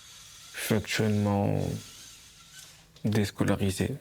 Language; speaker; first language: French; native; French